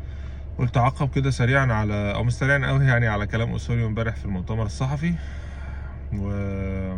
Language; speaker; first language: Arabic; native; Arabic